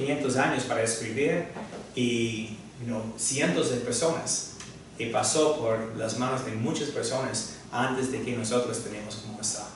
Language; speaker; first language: Spanish; non-native, fluent; English